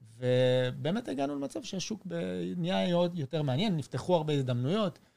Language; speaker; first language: Hebrew; early bilingual, other home language; French